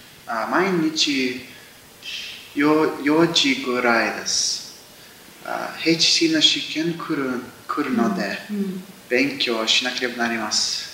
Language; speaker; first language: Japanese; non-native, learner; English